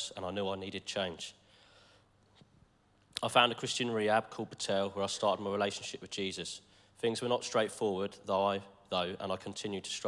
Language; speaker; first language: English; native; English